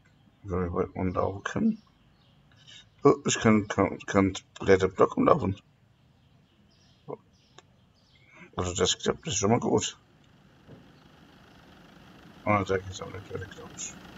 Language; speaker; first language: German; native; German